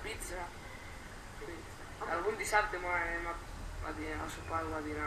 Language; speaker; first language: Catalan; native; Catalan